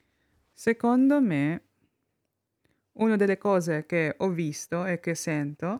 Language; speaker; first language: Italian; non-native, learner; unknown